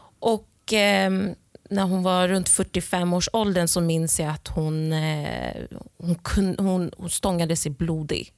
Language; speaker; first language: Swedish; early bilingual, other home language; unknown